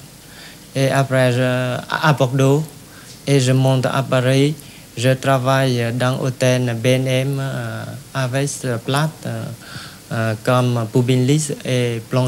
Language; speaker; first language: French; non-native, learner; Vietnamese